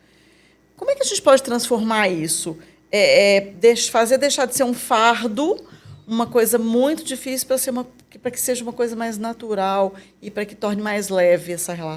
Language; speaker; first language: Portuguese; native; Portuguese